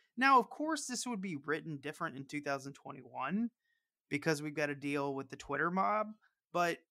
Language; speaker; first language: English; native; English